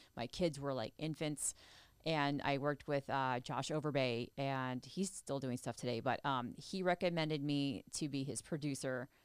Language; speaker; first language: English; native; English